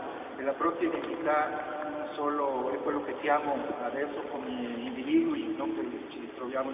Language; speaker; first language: Italian; non-native, fluent; Spanish